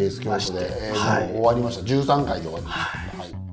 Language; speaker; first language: Japanese; native; Japanese